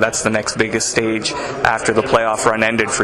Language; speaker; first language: English; native; English